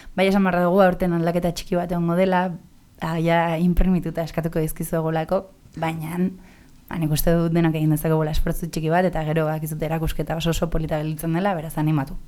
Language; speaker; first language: Basque; native; Basque